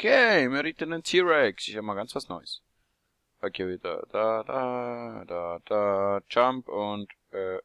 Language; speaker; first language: German; native; German